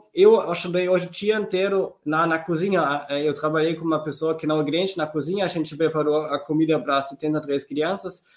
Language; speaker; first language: Portuguese; non-native, fluent; German